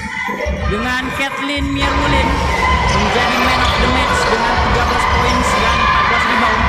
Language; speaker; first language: Indonesian; native; Indonesian